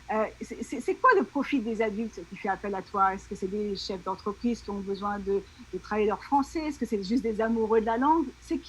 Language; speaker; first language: French; native; French